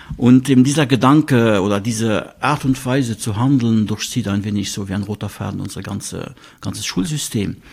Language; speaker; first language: German; non-native, local second language; Luxembourgish